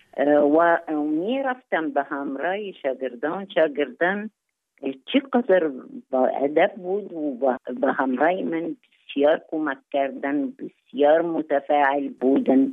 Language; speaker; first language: Persian; non-native, fluent; Arabic